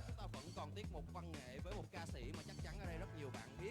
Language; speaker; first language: Vietnamese; native; Vietnamese